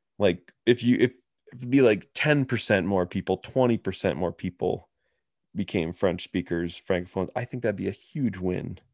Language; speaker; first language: English; native; English